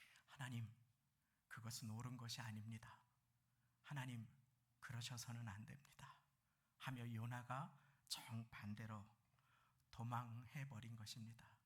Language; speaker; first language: Korean; native; Korean